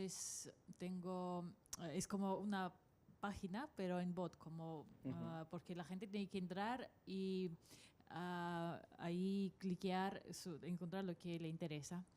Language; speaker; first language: Spanish; non-native, fluent; Russian